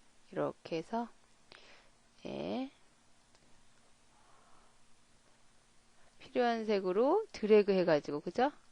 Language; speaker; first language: Korean; native; Korean